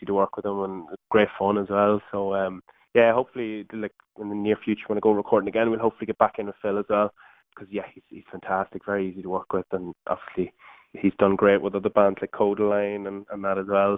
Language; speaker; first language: English; native; English